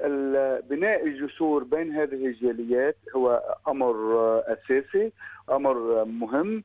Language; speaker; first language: Arabic; native; Arabic